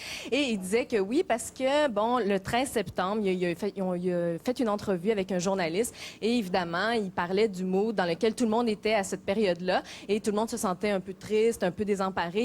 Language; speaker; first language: French; native; French